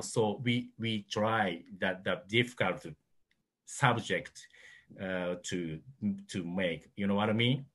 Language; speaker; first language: English; non-native, learner; Japanese